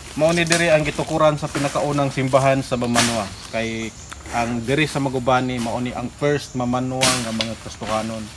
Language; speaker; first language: Cebuano; non-native, local second language; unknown